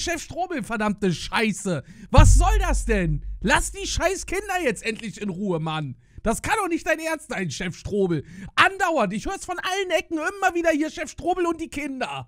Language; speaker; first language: German; native; German